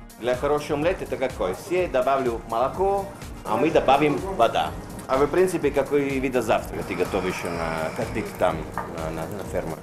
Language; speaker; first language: Russian; non-native, learner; Italian